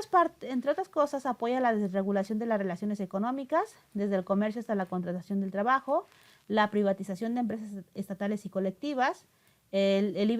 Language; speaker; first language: Spanish; native; Spanish